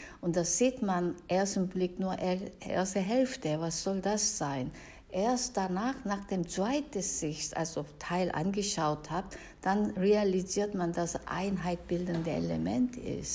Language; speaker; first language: German; non-native, fluent; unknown